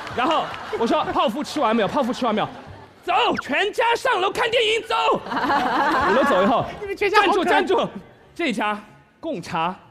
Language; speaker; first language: Chinese; native; Chinese